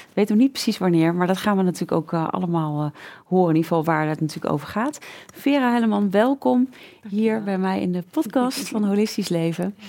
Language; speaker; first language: Dutch; native; Dutch